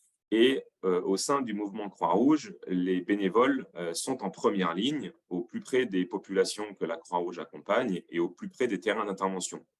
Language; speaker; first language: French; native; French